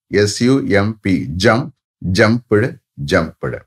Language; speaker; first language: English; non-native, local second language; Tamil